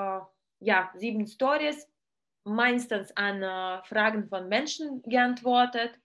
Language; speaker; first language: German; non-native, learner; Russian